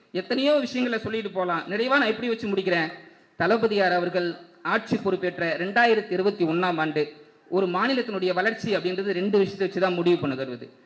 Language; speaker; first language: Tamil; native; Tamil